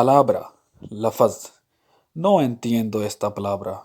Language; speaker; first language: Spanish; non-native, fluent; Urdu